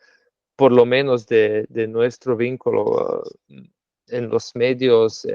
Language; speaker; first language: Spanish; non-native, fluent; Slovenian